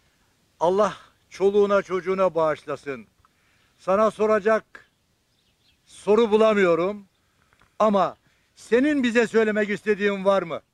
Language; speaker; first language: Turkish; native; Turkish